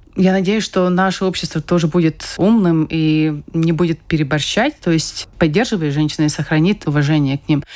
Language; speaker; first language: Russian; non-native, fluent; Latvian